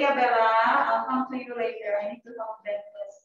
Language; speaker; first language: English; non-native, fluent; Indonesian